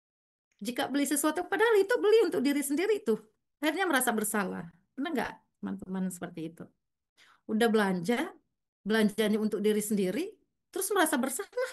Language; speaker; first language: Indonesian; native; Indonesian